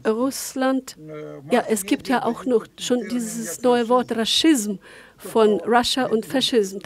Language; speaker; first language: German; non-native, fluent; Ukrainian